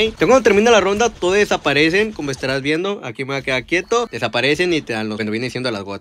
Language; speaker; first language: Spanish; native; Spanish